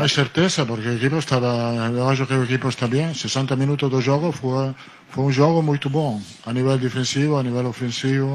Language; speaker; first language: Portuguese; non-native, learner; Italian